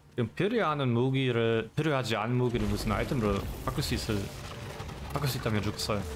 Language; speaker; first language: Korean; non-native, fluent; German